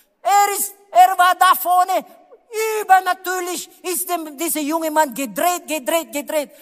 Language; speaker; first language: German; non-native, learner; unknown